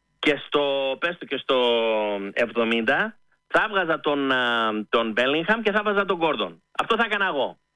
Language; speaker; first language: Greek; early bilingual, heritage; Greek